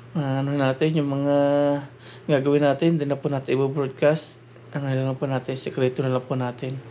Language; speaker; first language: Filipino; native; Filipino